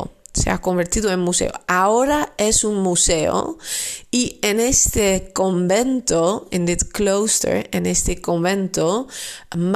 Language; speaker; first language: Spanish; non-native, fluent; Dutch